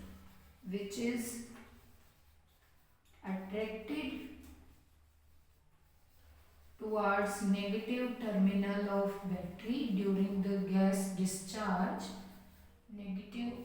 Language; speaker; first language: English; non-native, local second language; Hindi